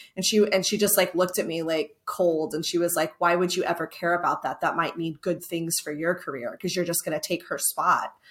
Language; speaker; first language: English; native; English